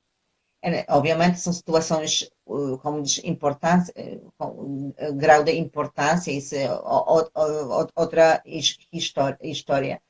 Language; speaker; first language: Portuguese; non-native, fluent; Polish